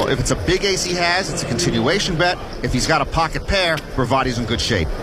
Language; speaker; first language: English; native; English